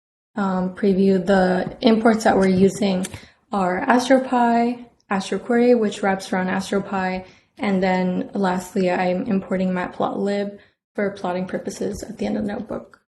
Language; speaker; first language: English; native; English